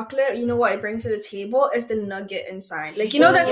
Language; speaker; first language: English; non-native, local second language; Aklanon